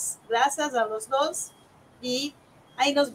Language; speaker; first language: Spanish; non-native, learner; Portuguese